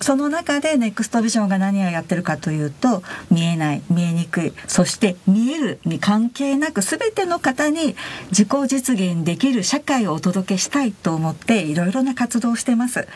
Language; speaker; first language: Japanese; native; Japanese